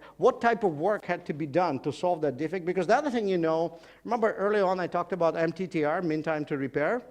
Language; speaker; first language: English; non-native, fluent; Russian